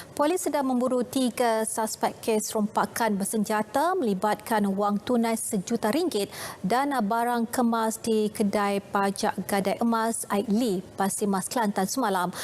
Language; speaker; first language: Malay; native; Malay